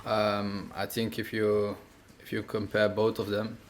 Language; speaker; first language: English; non-native, fluent; Dutch